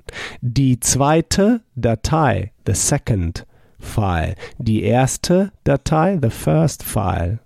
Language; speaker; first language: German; non-native, fluent; English